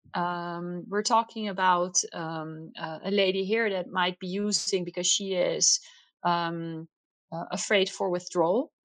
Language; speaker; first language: English; non-native, fluent; Dutch